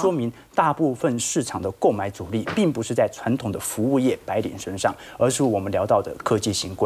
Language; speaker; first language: Chinese; native; Chinese